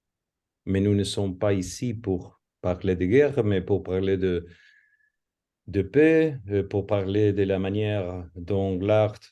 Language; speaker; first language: French; non-native, fluent; Spanish